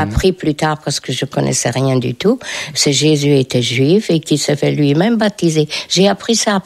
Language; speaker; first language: French; non-native, fluent; Hungarian